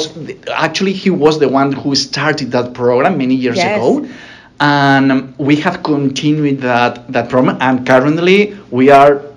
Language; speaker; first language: English; non-native, fluent; Spanish